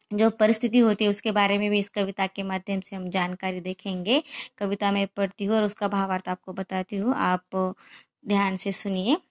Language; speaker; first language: Hindi; non-native, local second language; Marathi